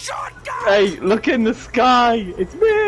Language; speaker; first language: English; native; English